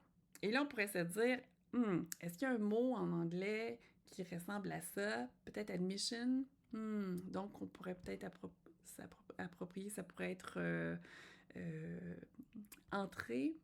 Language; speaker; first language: French; native; French